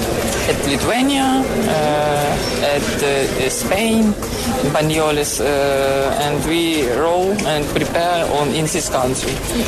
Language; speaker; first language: English; non-native, learner; Ukrainian